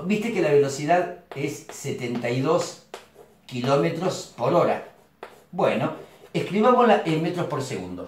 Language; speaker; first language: Spanish; native; Spanish